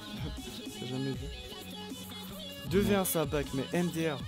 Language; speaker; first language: French; native; French